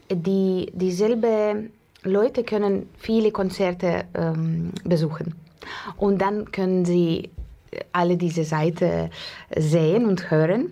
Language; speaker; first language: German; non-native, fluent; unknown